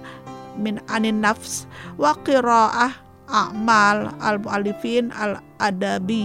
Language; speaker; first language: Arabic; non-native, fluent; Indonesian